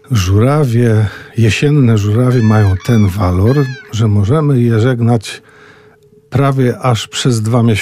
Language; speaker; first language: Polish; native; Polish